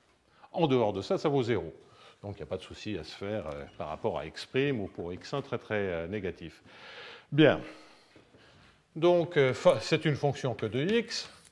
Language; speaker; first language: French; native; French